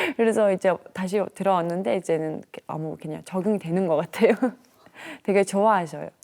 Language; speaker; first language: Korean; non-native, fluent; Mongolian